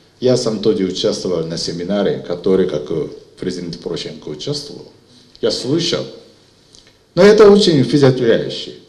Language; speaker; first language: Russian; non-native, fluent; Japanese